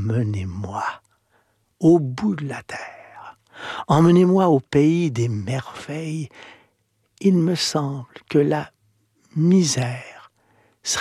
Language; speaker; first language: French; native; French